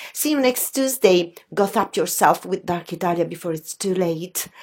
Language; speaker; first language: English; non-native, fluent; Italian